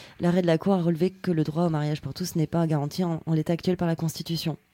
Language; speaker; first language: French; native; French